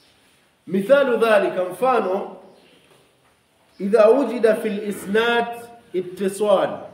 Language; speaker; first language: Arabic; non-native, fluent; Swahili